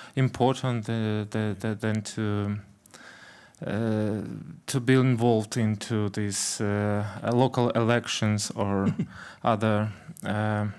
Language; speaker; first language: English; non-native, fluent; Ukrainian